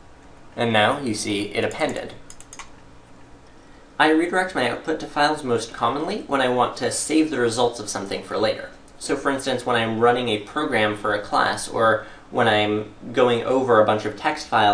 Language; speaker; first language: English; native; English